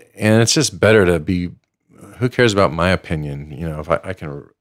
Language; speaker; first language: English; native; English